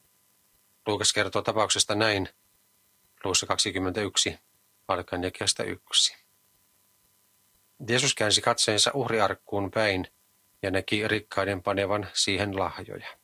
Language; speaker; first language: Finnish; native; Finnish